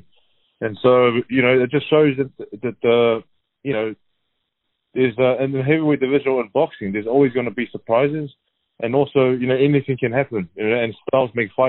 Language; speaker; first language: English; native; English